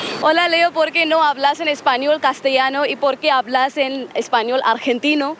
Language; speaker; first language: Spanish; non-native, learner; Malayalam